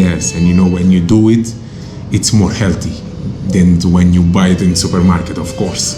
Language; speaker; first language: English; non-native, local second language; Kabuverdianu